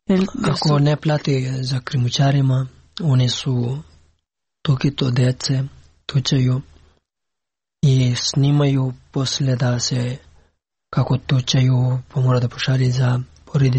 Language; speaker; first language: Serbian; non-native, learner; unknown